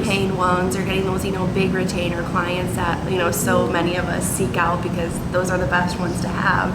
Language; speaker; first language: English; native; English